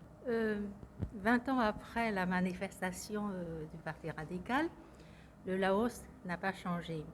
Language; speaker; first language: French; non-native, fluent; Lao